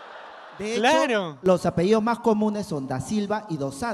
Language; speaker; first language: Spanish; native; Spanish